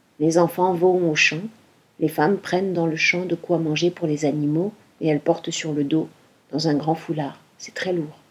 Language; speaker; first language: French; non-native, learner; Arabic